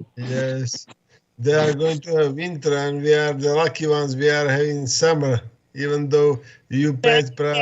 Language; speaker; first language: English; non-native, fluent; Slovak